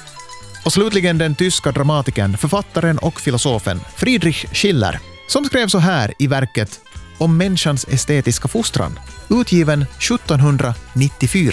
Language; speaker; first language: Swedish; native; Swedish